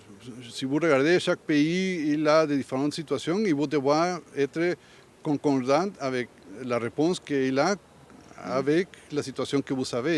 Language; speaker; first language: French; non-native, learner; Spanish